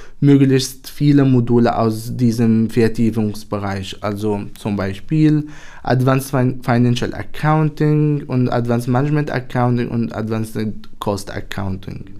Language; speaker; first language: German; non-native, fluent; Arabic